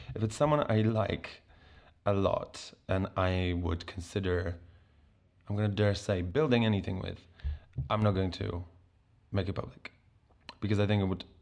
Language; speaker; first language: English; non-native, fluent; Polish